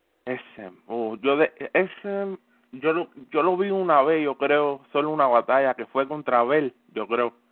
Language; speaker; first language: Spanish; early bilingual, heritage; Spanish